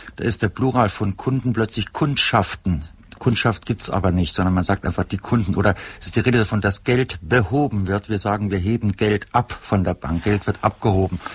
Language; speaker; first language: German; native; German